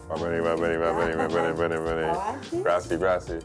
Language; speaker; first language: Italian; non-native, learner; English